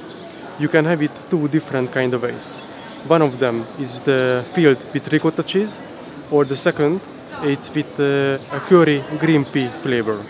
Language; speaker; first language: English; non-native, learner; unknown